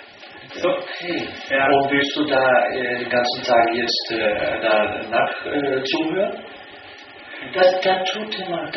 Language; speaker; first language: German; non-native, fluent; Danish